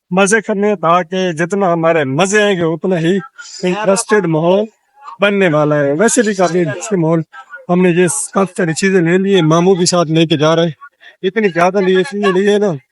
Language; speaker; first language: Urdu; non-native, local second language; Punjabi